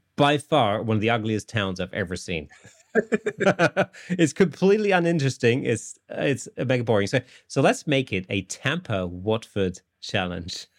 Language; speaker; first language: English; non-native, fluent; German